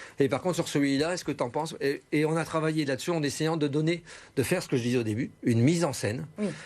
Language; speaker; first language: French; native; French